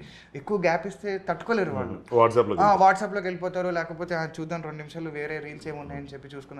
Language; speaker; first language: Telugu; native; Telugu